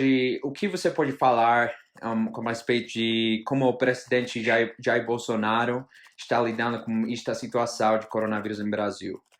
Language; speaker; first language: Portuguese; non-native, fluent; Spanish